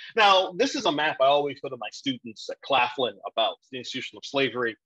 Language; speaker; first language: English; native; English